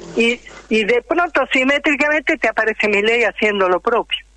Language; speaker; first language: Spanish; native; Spanish